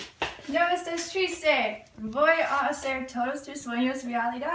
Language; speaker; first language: Spanish; non-native, learner; English